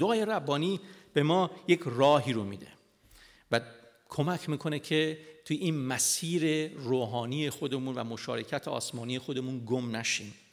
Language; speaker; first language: Persian; non-native, local second language; Armenian